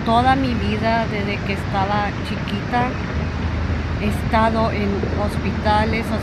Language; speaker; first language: Spanish; early bilingual, heritage; Spanish